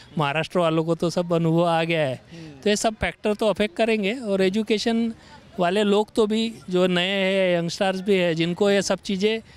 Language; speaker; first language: Hindi; non-native, local second language; Marathi